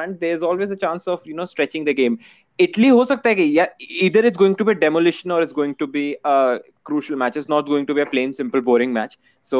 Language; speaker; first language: English; non-native, local second language; Hindi